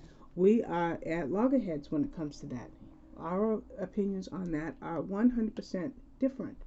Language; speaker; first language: English; native; English